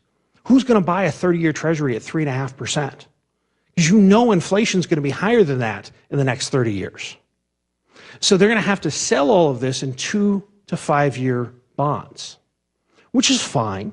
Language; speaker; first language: English; native; English